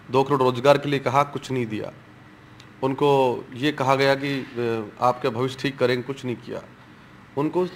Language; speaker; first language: Hindi; native; Hindi